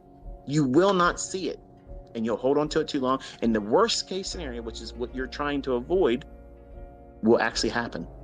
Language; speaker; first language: English; native; English